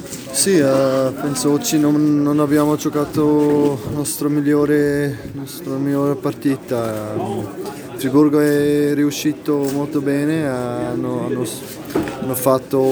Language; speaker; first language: Italian; non-native, local second language; German